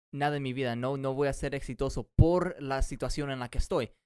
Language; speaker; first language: Spanish; early bilingual, heritage; Spanish